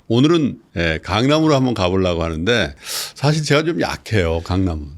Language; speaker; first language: Korean; native; Korean